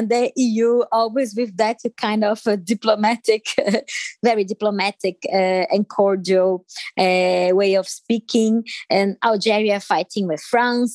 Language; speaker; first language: English; non-native, fluent; Portuguese